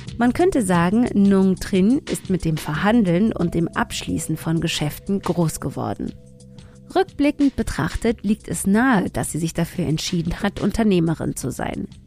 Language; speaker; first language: German; early bilingual, other home language; Tigrinya